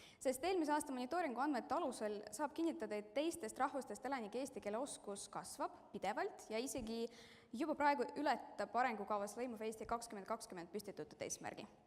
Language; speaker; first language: Estonian; non-native, local second language; Russian